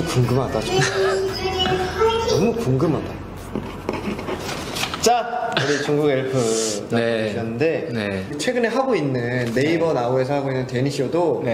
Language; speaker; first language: Korean; native; Korean